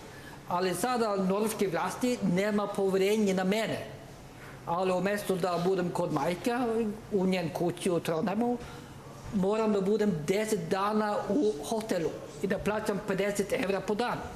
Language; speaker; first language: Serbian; non-native, learner; Norwegian